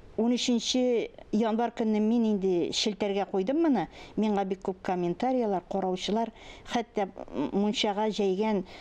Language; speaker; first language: Tatar; native; Tatar